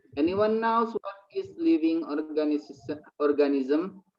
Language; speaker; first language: English; non-native, fluent; Indonesian